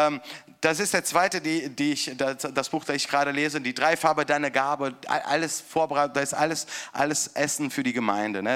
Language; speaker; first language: German; non-native, fluent; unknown